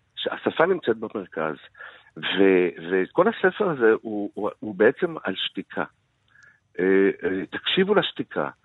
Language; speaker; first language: Hebrew; early bilingual, other home language; Arabic